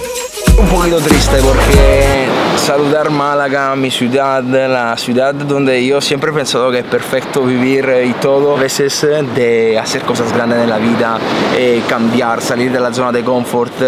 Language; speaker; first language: Spanish; non-native, fluent; Italian